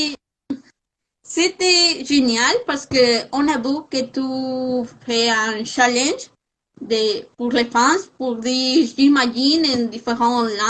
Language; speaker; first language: French; non-native, fluent; Spanish